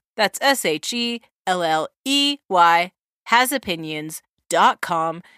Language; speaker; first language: English; native; English